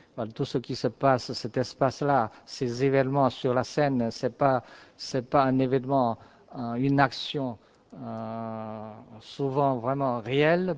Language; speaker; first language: French; non-native, fluent; Chinese